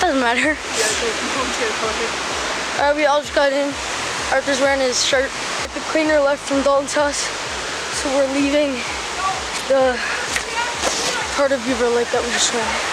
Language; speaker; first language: English; native; English